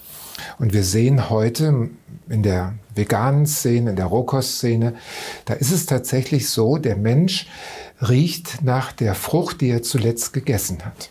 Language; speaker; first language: German; native; German